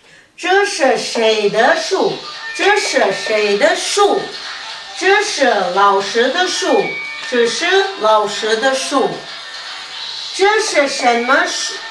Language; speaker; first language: Chinese; non-native, fluent; Kazakh